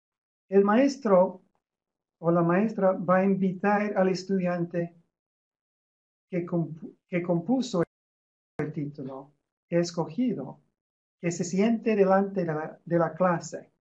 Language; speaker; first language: Spanish; non-native, fluent; English